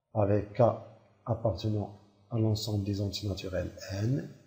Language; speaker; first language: French; non-native, local second language; Arabic